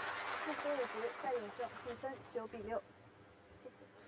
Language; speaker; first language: Chinese; native; Chinese